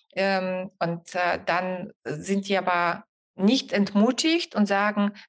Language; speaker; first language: German; non-native, fluent; Bulgarian